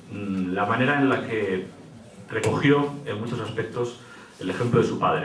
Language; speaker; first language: Spanish; native; Spanish